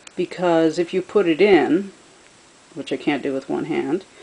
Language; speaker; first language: English; native; English